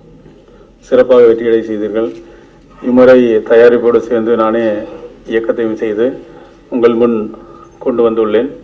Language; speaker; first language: Tamil; native; Tamil